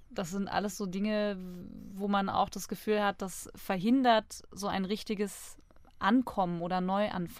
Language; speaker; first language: German; native; German